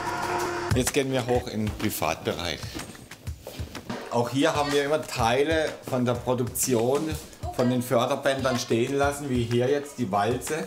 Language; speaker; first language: German; native; German